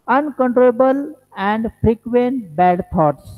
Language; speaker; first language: Hindi; non-native, local second language; Marathi